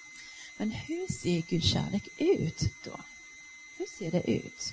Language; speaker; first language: Swedish; non-native, fluent; English